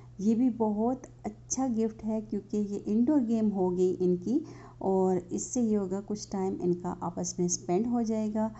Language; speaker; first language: Urdu; native; Urdu